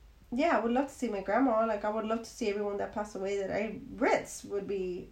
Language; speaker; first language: English; early bilingual, other home language; Spanish